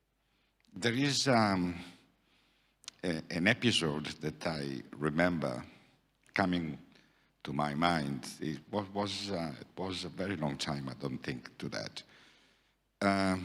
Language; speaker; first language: English; non-native, fluent; Italian